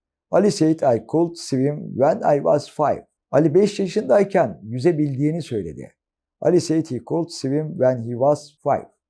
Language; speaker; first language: English; non-native, fluent; Turkish